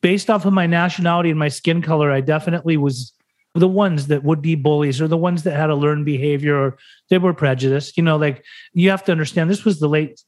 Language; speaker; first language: English; early bilingual, other home language; German